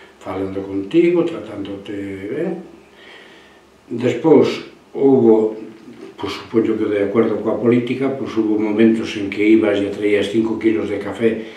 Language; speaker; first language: Galician; native; Galician